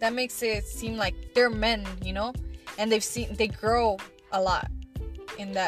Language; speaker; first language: English; early bilingual, other home language; Spanish